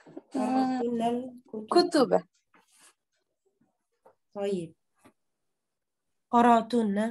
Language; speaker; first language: Arabic; non-native, fluent; Uzbek